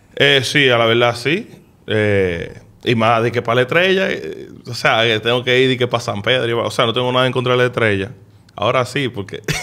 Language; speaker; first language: Spanish; early bilingual, heritage; Spanish